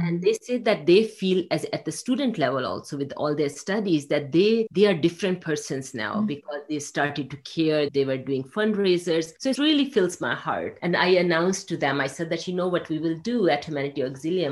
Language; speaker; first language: English; non-native, local second language; Urdu